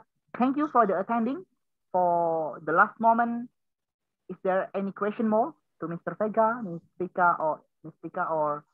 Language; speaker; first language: English; non-native, learner; Indonesian